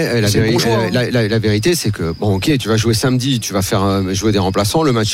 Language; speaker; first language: French; native; French